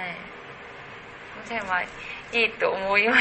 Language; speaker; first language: Japanese; non-native, learner; Korean